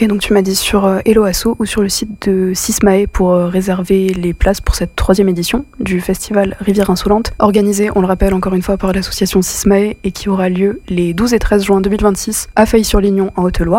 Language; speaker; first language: French; native; French